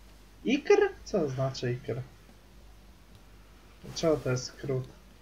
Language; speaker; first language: Japanese; non-native, learner; Polish